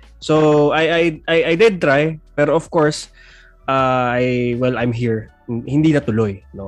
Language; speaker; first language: English; non-native, local second language; Filipino